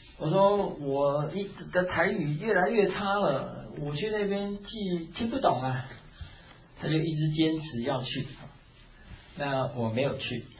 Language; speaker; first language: Chinese; native; Chinese